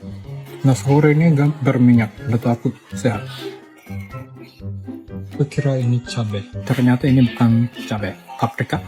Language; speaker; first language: Indonesian; non-native, fluent; Japanese